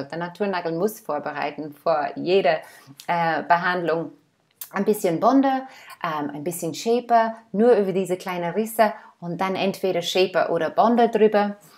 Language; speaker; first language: German; non-native, fluent; English